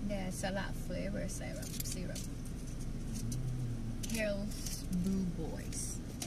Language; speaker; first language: English; non-native, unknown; Thai